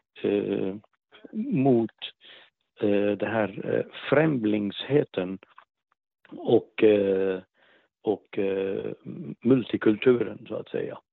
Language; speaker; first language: Swedish; non-native, fluent; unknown